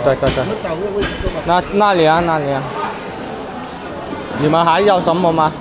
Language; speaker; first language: Chinese; non-native, fluent; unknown